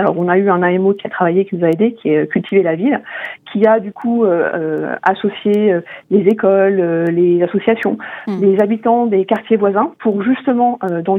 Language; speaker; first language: French; native; French